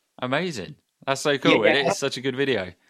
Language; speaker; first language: English; native; English